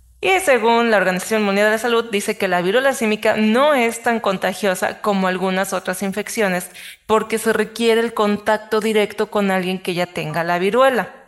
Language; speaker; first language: Spanish; native; Spanish